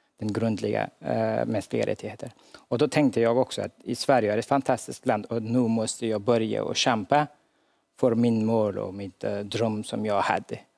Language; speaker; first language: Swedish; non-native, fluent; Hazaragi